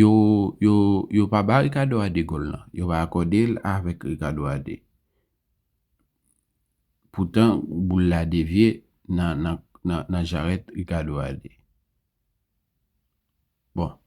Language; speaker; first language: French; non-native, learner; Haitian Creole